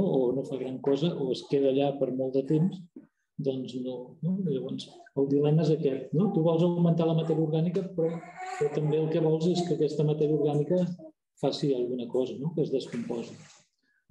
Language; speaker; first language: Catalan; native; Catalan